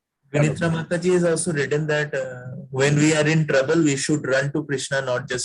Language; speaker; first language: English; non-native, local second language; Hindi